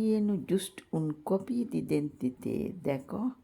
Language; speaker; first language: French; non-native, learner; Sinhala